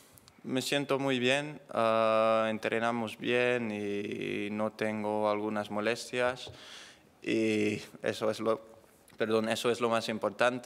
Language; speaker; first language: Spanish; non-native, fluent; Dutch